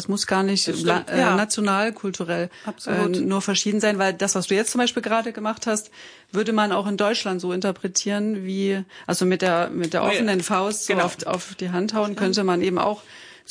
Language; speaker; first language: German; native; German